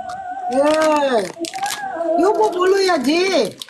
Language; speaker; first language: Korean; non-native, learner; Filipino